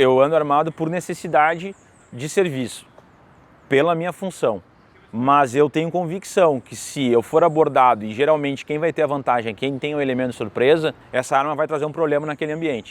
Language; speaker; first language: Portuguese; native; Portuguese